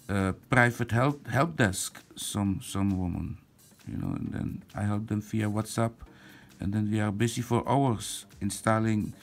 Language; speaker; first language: English; non-native, fluent; Dutch